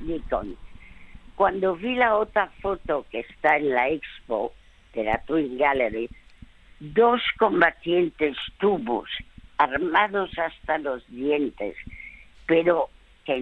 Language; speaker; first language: Spanish; non-native, fluent; French